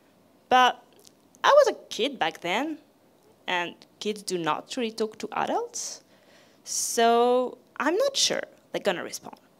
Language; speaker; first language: English; non-native, fluent; French